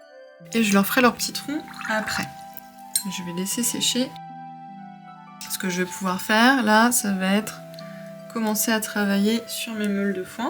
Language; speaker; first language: French; native; French